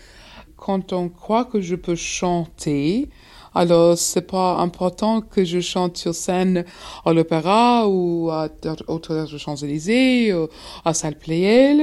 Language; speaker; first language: French; non-native, fluent; English